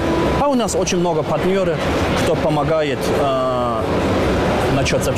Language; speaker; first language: Russian; non-native, learner; German